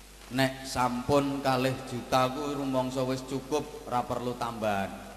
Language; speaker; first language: Malay; non-native, local second language; Javanese